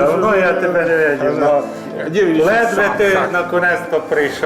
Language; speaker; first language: Ukrainian; native; Ukrainian